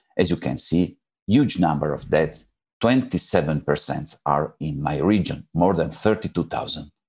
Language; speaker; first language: English; non-native, fluent; Italian